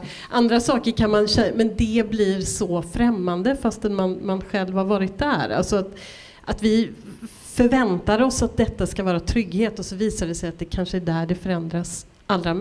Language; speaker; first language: Swedish; native; Swedish